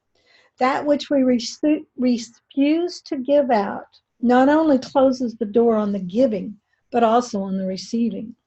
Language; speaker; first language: English; native; English